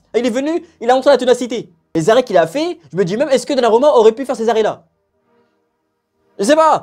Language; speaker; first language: French; native; French